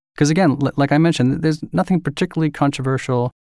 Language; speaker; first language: English; native; English